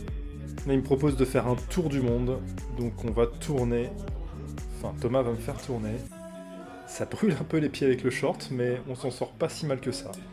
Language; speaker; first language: French; native; French